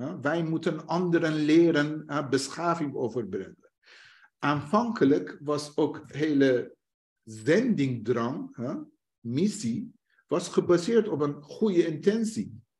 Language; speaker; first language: Dutch; non-native, fluent; Persian